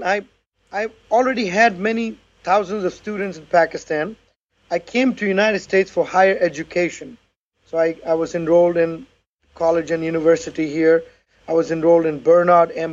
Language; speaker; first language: English; non-native, local second language; Urdu